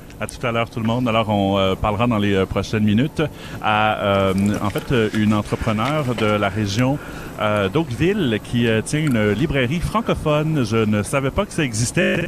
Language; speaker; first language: French; native; French